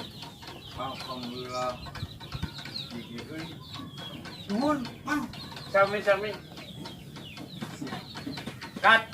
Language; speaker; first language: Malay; non-native, local second language; Sundanese